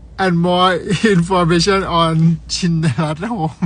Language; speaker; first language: English; non-native, learner; Thai